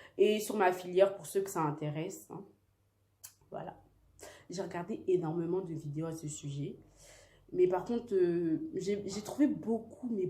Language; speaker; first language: French; early bilingual, other home language; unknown